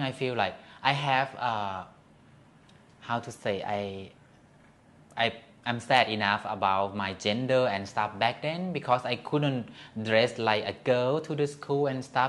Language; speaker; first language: English; non-native, learner; Thai